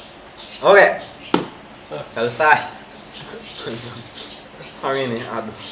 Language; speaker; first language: Indonesian; non-native, learner; English